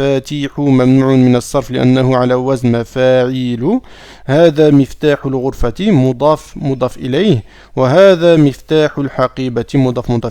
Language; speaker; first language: Arabic; non-native, fluent; French